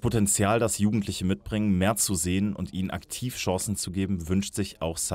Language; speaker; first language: German; native; German